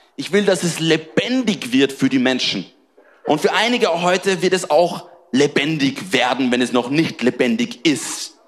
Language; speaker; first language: German; native; German